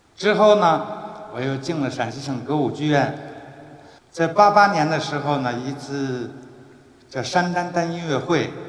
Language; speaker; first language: Chinese; native; Chinese